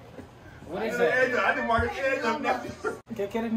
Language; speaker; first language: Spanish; early bilingual, heritage; English